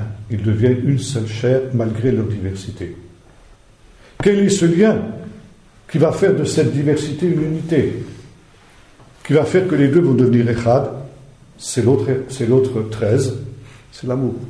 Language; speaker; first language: French; native; French